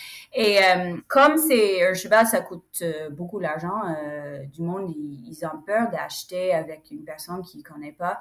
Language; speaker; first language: French; non-native, fluent; English